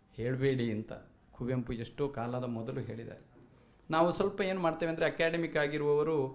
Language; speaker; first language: Kannada; non-native, local second language; Malayalam